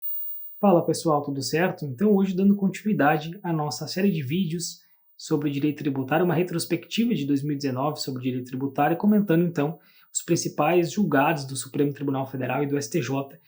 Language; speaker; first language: Portuguese; native; Portuguese